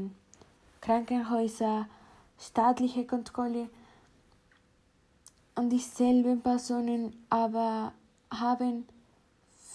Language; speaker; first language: German; non-native, learner; Spanish